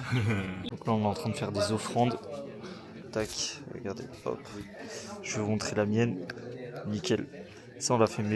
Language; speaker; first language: French; native; French